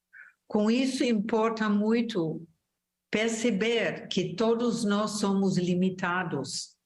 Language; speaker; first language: Portuguese; non-native, fluent; German